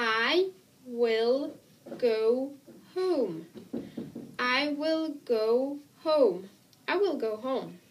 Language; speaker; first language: English; non-native, fluent; Russian